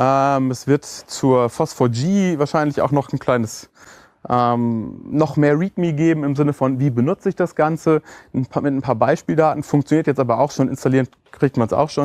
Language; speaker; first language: German; native; German